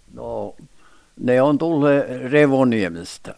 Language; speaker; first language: Finnish; early bilingual, heritage; Finnish